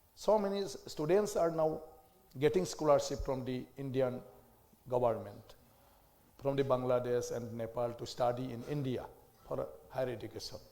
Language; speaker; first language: English; non-native, local second language; Assamese